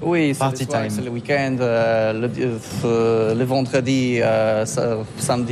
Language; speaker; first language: French; non-native, learner; Polish